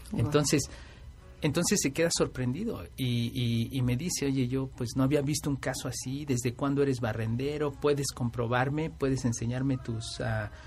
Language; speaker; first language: Spanish; native; Spanish